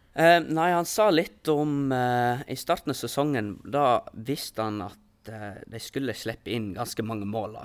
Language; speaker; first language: Norwegian; early bilingual, heritage; Norwegian